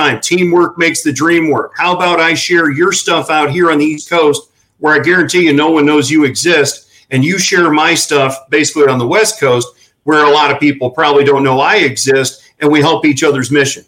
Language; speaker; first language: English; native; English